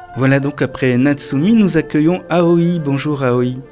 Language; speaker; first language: French; native; French